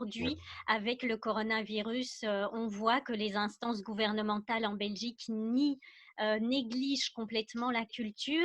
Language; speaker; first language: French; native; French